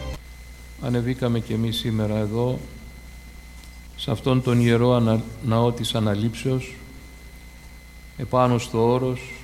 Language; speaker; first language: Greek; native; Greek